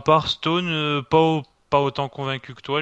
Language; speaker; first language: French; native; French